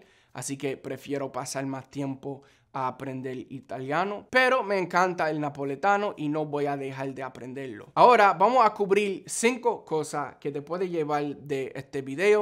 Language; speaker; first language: Spanish; non-native, fluent; English